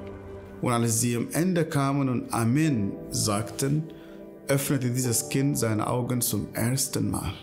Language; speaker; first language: German; non-native, fluent; Arabic